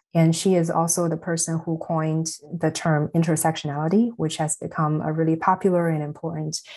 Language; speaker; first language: English; non-native, fluent; Chinese